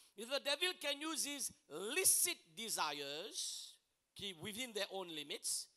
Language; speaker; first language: English; non-native, local second language; Morisyen